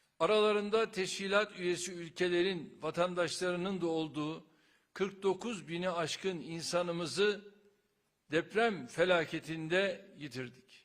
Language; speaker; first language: Turkish; native; Turkish